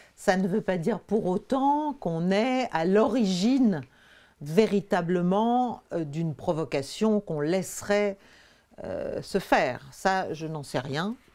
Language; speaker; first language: French; native; French